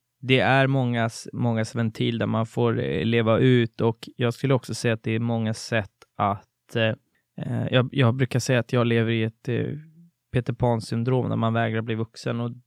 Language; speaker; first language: Swedish; native; Swedish